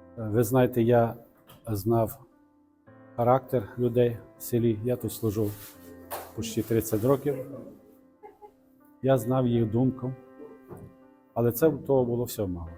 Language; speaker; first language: Ukrainian; non-native, local second language; Russian